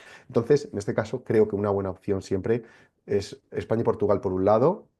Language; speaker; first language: Spanish; native; Spanish